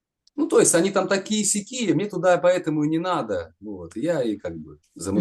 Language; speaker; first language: Russian; native; Russian